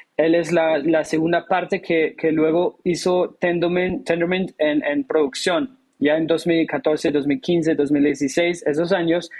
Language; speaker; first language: Spanish; non-native, fluent; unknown